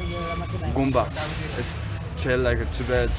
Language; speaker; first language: English; non-native, learner; Tibetan